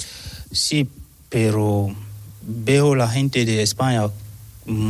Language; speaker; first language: Spanish; non-native, learner; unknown